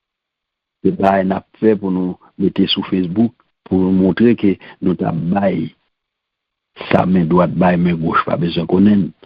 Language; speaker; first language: French; non-native, local second language; Haitian Creole